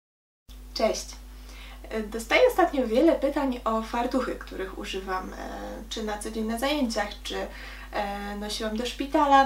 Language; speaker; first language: Polish; native; Polish